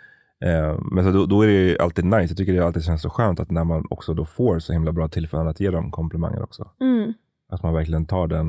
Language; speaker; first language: Swedish; native; Swedish